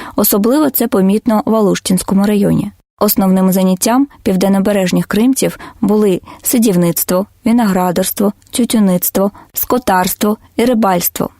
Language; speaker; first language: Ukrainian; non-native, local second language; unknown